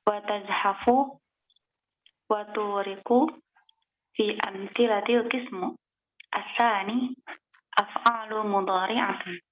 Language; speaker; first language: Arabic; non-native, learner; Indonesian